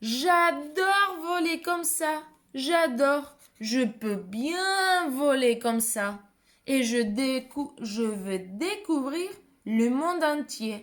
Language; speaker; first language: French; non-native, fluent; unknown